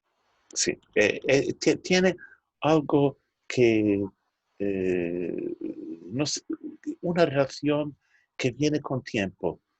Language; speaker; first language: Spanish; non-native, fluent; Turkish